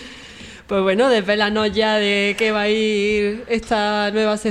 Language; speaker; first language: Spanish; native; Spanish